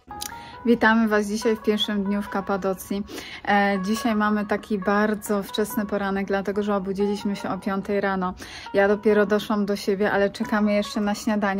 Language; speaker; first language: Polish; native; Polish